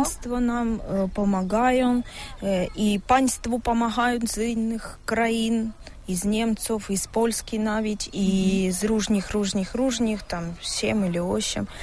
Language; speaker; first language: Ukrainian; non-native, local second language; Russian